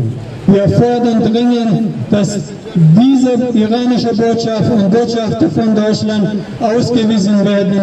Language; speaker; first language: German; non-native, learner; Persian